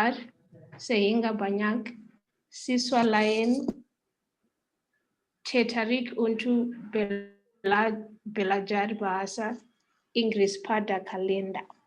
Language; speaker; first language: Indonesian; non-native, learner; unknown